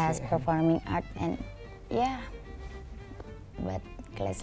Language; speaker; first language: English; non-native, learner; Indonesian